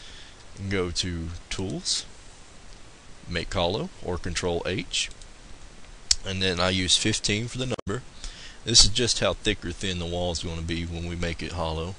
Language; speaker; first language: English; native; English